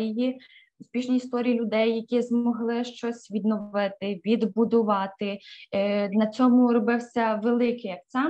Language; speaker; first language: Ukrainian; native; Ukrainian